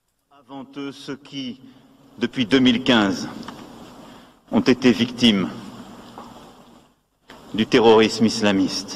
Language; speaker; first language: French; native; French